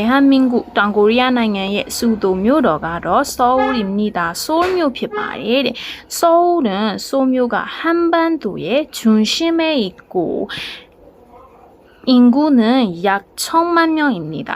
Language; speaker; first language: Korean; non-native, fluent; Burmese